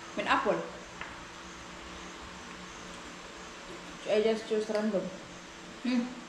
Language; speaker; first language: English; non-native, local second language; Cebuano